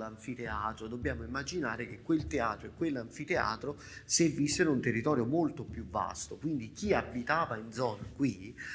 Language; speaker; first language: Italian; native; Italian